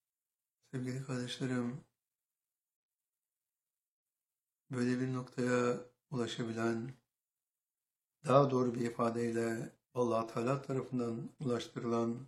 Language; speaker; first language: Turkish; native; Turkish